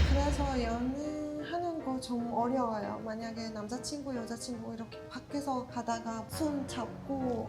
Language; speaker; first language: Korean; non-native, learner; Arabic